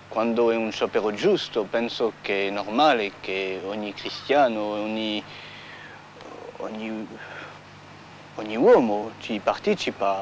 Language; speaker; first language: Italian; non-native, fluent; French